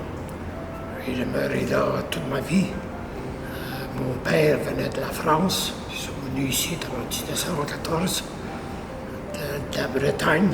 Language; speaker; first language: French; native; French